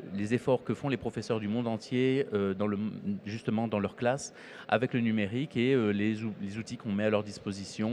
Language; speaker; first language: French; native; French